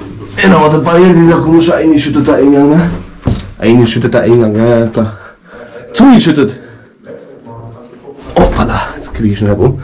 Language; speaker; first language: German; native; German